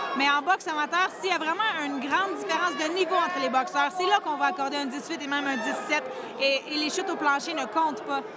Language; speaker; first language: French; native; French